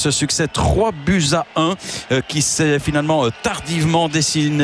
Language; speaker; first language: French; native; French